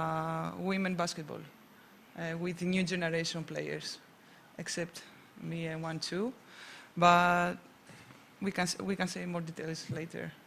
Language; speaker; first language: English; non-native, fluent; Greek